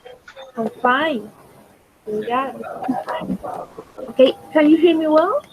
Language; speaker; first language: English; non-native, fluent; Spanish